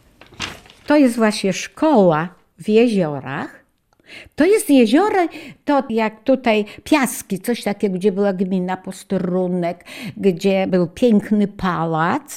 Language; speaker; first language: Polish; native; Polish